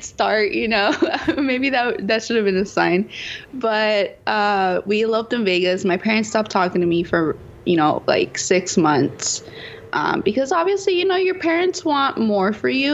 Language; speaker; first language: English; early bilingual, other home language; Spanish